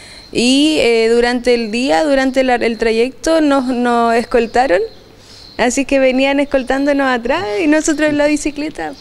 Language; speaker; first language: Spanish; native; Spanish